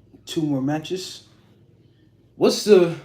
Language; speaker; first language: English; native; English